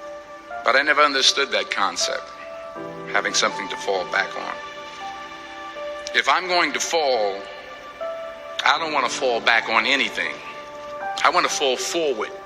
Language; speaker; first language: English; native; English